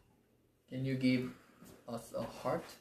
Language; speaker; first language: English; non-native, learner; Korean